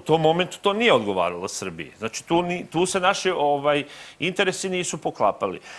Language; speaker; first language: Serbian; native; Serbian